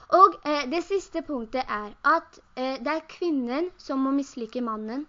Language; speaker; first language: Norwegian; early bilingual, other home language; Urdu